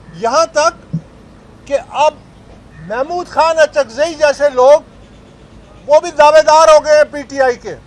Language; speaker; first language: Urdu; non-native, local second language; Pashto